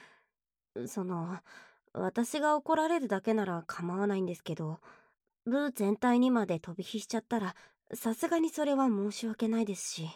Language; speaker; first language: Japanese; native; Japanese